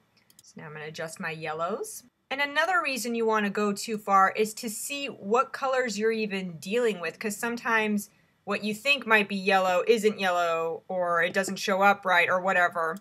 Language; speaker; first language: English; native; English